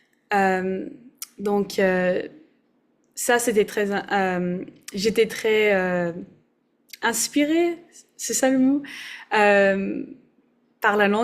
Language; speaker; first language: French; non-native, learner; English